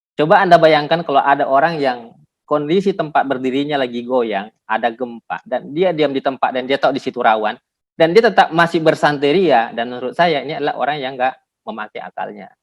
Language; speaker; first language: Indonesian; non-native, local second language; Buginese